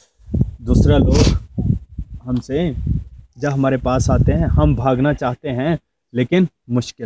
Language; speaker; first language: Hindi; native; Hindi